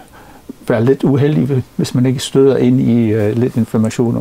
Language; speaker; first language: Danish; non-native, fluent; English